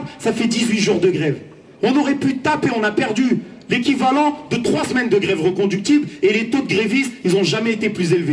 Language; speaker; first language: French; native; French